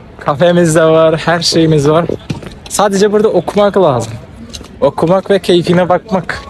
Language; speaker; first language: Turkish; non-native, fluent; Kyrgyz